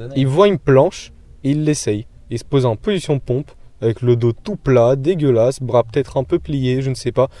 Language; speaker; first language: French; non-native, fluent; Ukrainian